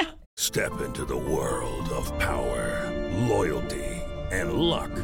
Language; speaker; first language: English; non-native, fluent; Serbian